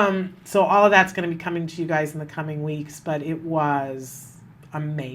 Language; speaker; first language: English; native; English